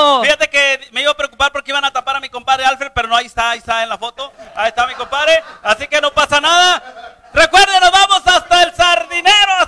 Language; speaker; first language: Spanish; native; Spanish